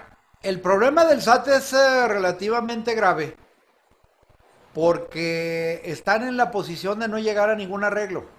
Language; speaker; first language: Spanish; native; Spanish